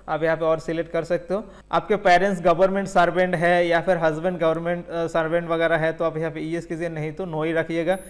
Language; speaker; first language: Hindi; non-native, local second language; Bangla